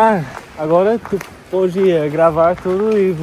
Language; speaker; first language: Portuguese; early bilingual, heritage; English